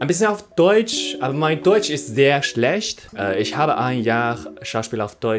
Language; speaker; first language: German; non-native, learner; Chinese